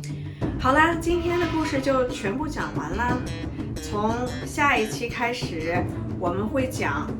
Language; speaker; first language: Chinese; native; Chinese